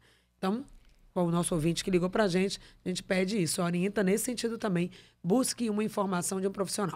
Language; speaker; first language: Portuguese; native; Portuguese